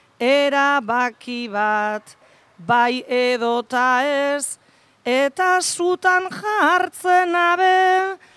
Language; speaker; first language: Basque; native; Basque